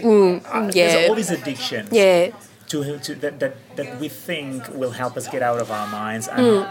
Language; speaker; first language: English; non-native, fluent; Catalan